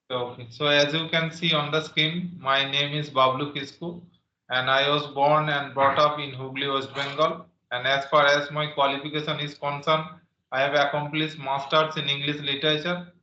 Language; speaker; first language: English; non-native, local second language; Santali